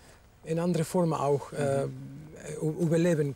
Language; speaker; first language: German; non-native, fluent; Spanish